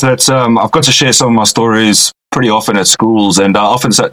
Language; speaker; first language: English; native; English